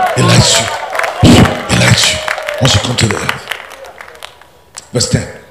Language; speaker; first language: English; non-native, local second language; Yoruba